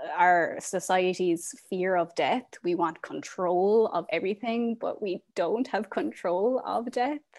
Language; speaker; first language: English; native; English